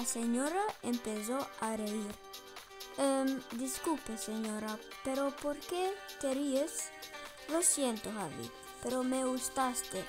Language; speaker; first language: Spanish; non-native, learner; English